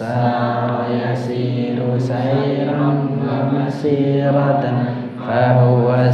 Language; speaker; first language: Arabic; non-native, fluent; Indonesian